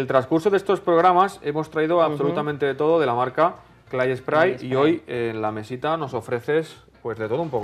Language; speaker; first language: Spanish; native; Spanish